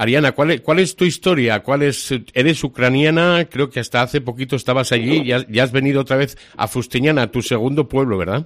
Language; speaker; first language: Spanish; native; Spanish